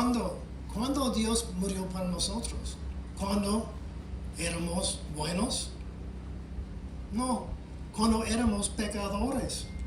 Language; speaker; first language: Spanish; non-native, fluent; English